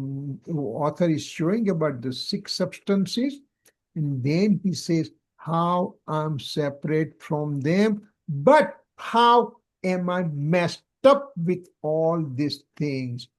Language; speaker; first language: English; non-native, local second language; Gujarati